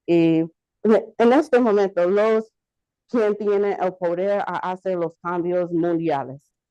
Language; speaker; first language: Spanish; non-native, learner; English